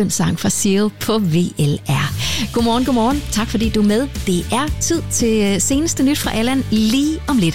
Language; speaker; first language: Danish; native; Danish